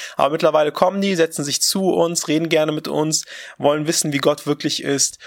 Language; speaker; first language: German; early bilingual, other home language; Russian